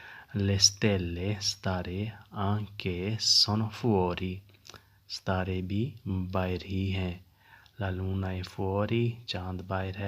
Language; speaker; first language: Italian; non-native, learner; Urdu